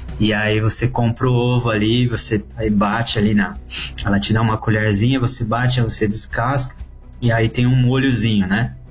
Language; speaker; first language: Portuguese; native; Portuguese